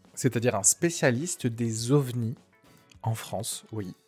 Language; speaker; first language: French; native; French